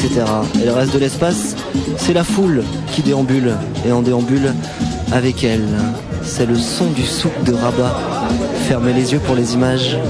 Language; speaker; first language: French; native; French